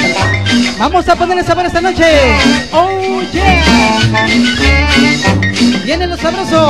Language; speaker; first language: Spanish; native; Spanish